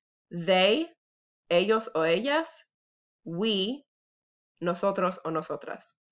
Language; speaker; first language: Spanish; non-native, fluent; English